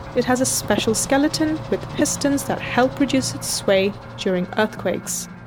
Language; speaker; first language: English; non-native, local second language; Hindi